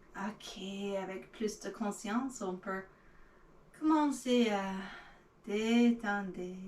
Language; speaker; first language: French; non-native, learner; English